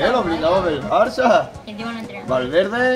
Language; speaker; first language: Spanish; native; Spanish